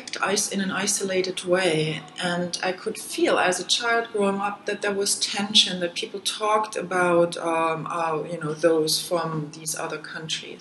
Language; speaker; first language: English; non-native, fluent; German